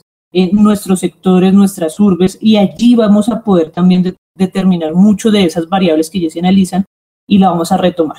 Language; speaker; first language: Spanish; native; Spanish